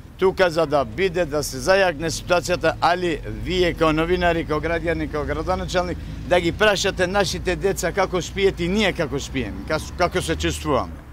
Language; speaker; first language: Macedonian; non-native, local second language; Albanian